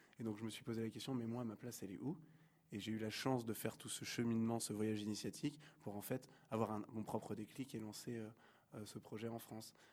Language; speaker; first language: French; native; French